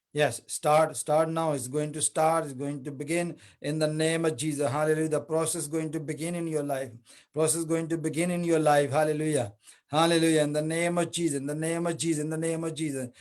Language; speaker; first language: English; non-native, local second language; Urdu